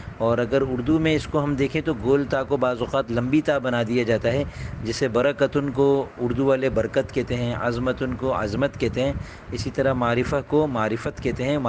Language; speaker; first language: Urdu; native; Urdu